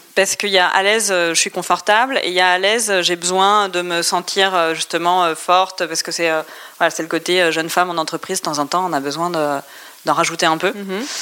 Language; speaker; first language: French; native; French